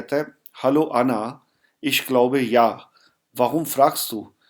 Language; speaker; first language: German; non-native, fluent; Urdu